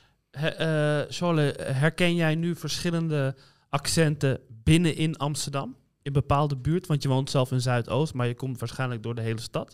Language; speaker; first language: Dutch; native; Dutch